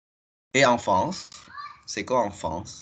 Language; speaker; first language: French; non-native, fluent; Khmer